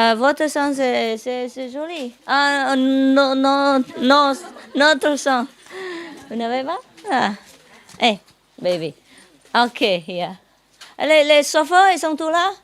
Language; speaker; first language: French; non-native, learner; Vietnamese